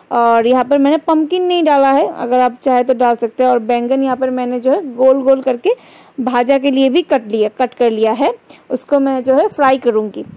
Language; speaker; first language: Hindi; non-native, local second language; Bangla